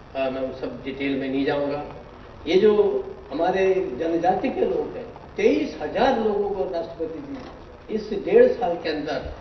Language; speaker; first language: Hindi; native; Hindi